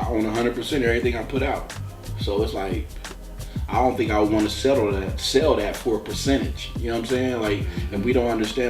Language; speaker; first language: English; native; English